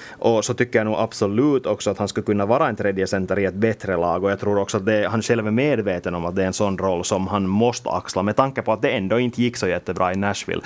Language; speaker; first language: Swedish; native; Swedish